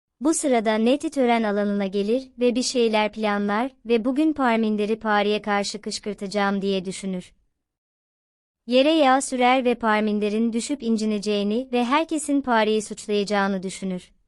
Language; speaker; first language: Turkish; native; Turkish